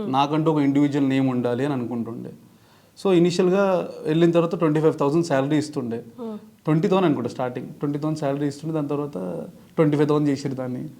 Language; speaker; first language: Telugu; native; Telugu